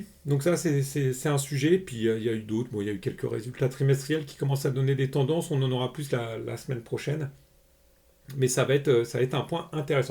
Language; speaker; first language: French; native; French